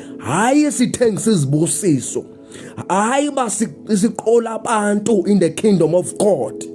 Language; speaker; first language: Zulu; non-native, local second language; Xhosa